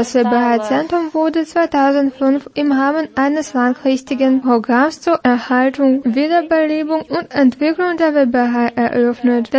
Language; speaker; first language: German; non-native, fluent; Russian